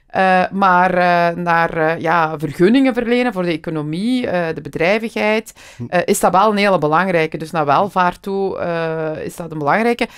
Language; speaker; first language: Dutch; early bilingual, other home language; Kurdish